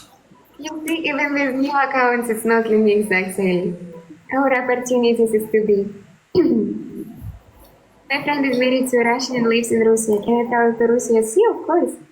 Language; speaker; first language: English; non-native, learner; Russian